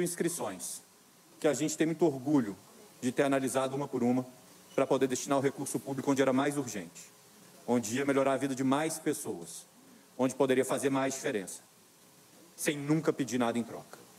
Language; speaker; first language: Portuguese; native; Portuguese